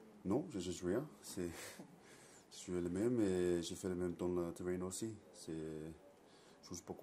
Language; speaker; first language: French; non-native, learner; English